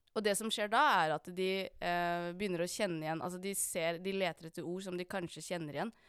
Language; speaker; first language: Norwegian; native; Norwegian